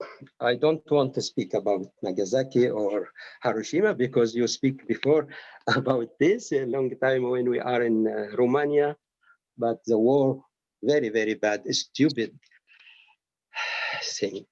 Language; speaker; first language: English; non-native, learner; Arabic